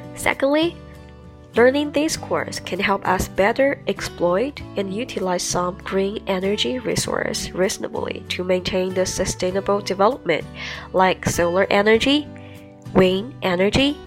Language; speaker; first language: English; non-native, fluent; Chinese